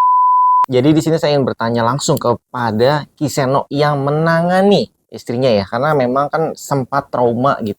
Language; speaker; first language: Indonesian; native; Indonesian